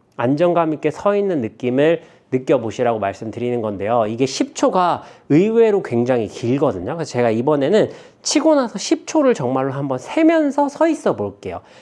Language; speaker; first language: Korean; native; Korean